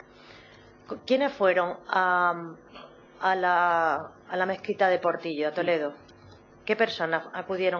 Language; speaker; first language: Spanish; native; Spanish